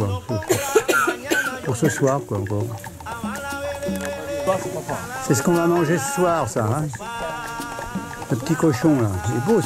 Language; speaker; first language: French; native; French